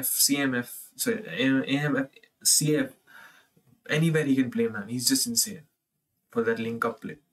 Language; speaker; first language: English; non-native, local second language; Hindi